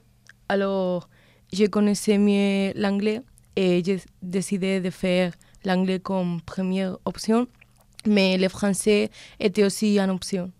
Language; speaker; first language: French; non-native, learner; Spanish